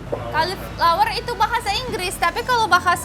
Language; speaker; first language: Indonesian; non-native, fluent; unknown